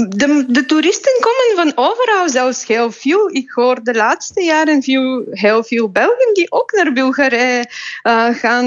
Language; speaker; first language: Dutch; non-native, fluent; Bulgarian